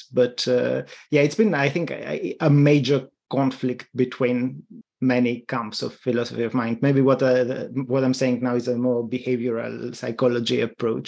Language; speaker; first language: English; non-native, fluent; Greek